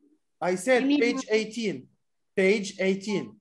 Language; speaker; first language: English; non-native, fluent; Arabic